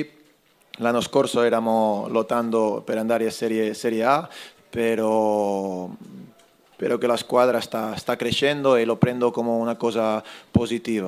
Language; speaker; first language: Italian; non-native, fluent; Spanish